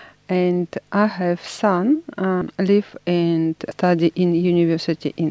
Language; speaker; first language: English; non-native, learner; Russian